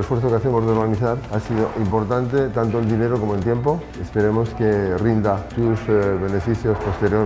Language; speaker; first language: Spanish; native; Spanish